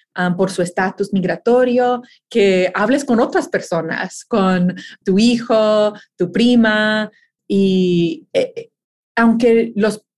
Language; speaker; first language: Spanish; early bilingual, heritage; Spanish